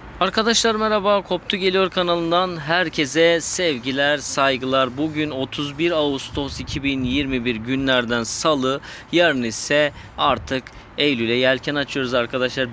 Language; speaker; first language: Turkish; native; Turkish